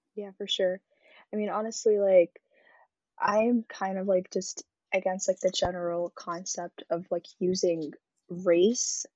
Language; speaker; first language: English; early bilingual, other home language; Arabic